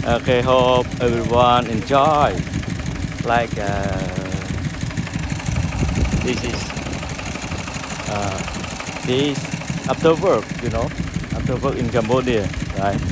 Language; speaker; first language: English; non-native, learner; Khmer